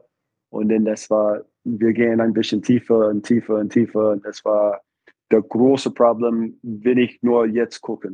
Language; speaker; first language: German; non-native, fluent; English